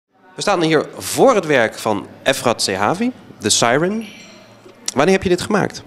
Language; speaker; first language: Dutch; native; Dutch